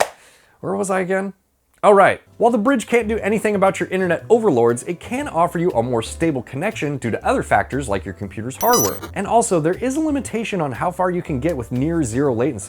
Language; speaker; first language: English; native; English